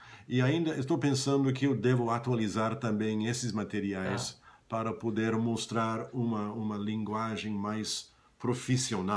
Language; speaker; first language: Portuguese; non-native, fluent; English